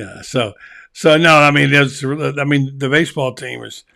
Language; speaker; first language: English; native; English